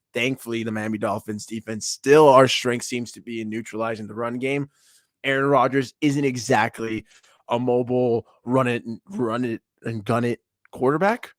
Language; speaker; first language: English; native; English